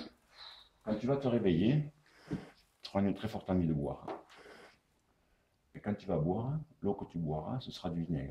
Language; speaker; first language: French; native; French